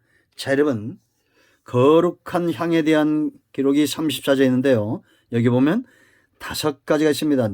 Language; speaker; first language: Korean; native; Korean